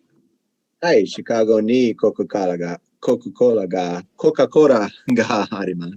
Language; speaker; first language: Japanese; non-native, learner; English